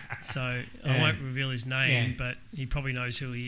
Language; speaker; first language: English; native; English